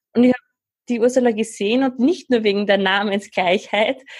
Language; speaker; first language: German; native; German